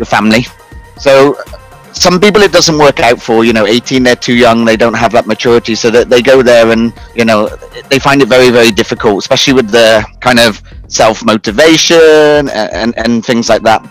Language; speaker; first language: English; native; English